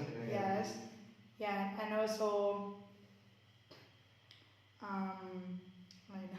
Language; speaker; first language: English; non-native, learner; Thai